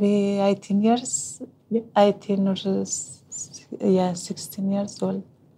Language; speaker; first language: English; non-native, learner; Hazaragi